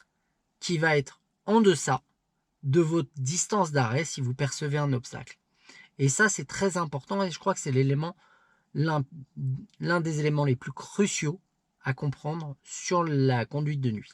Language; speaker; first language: French; native; French